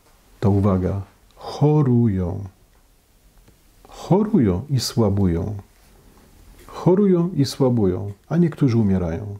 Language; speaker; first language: Polish; native; Polish